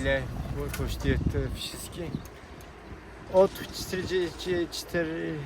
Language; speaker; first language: Polish; non-native, learner; Turkish